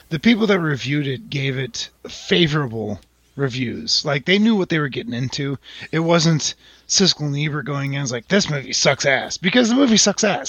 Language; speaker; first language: English; native; English